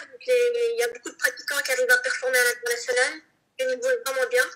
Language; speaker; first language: French; native; French